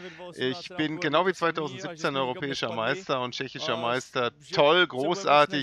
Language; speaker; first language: German; native; German